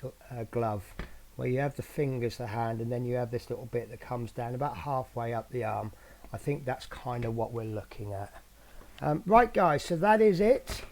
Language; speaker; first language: English; native; English